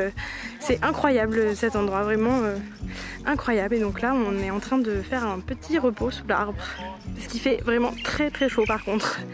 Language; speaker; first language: French; native; French